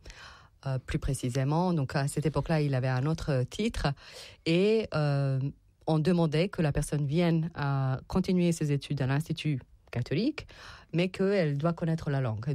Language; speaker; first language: French; non-native, fluent; Serbian